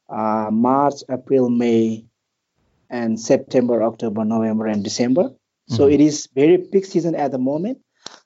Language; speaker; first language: English; non-native, local second language; Nepali